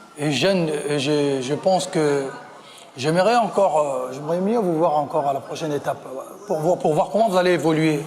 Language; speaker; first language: French; non-native, local second language; Lingala